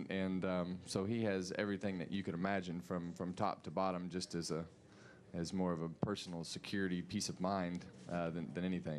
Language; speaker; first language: English; native; English